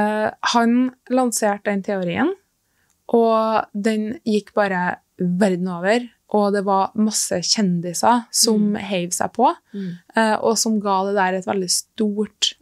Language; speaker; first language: Norwegian; native; Norwegian